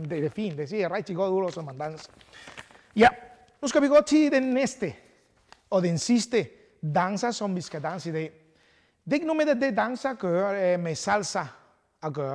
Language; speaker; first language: Danish; non-native, fluent; Spanish